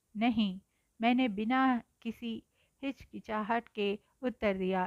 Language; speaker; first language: Hindi; non-native, local second language; Telugu